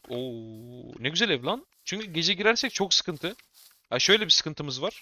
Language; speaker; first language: Turkish; native; Turkish